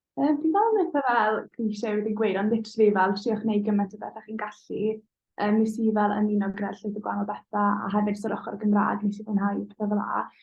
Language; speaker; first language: Welsh; native; Welsh